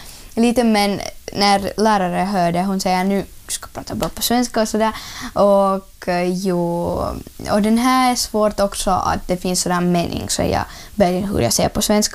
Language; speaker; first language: Swedish; non-native, learner; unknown